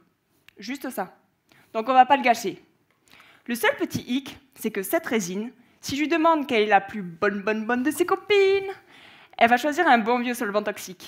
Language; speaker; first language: French; native; French